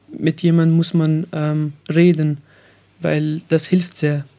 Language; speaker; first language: German; non-native, learner; Persian